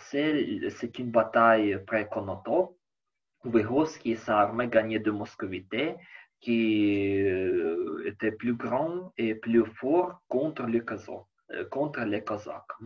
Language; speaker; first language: French; non-native, learner; Ukrainian